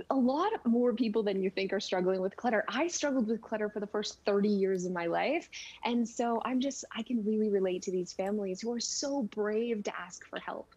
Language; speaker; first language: English; native; English